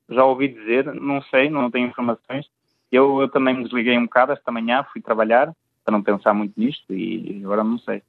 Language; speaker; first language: Portuguese; native; Portuguese